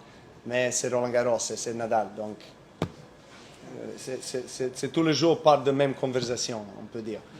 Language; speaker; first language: French; non-native, learner; Serbian